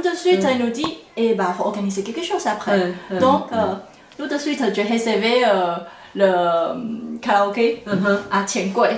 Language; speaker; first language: French; non-native, fluent; Chinese